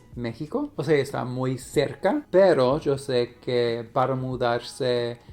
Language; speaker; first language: Spanish; non-native, learner; English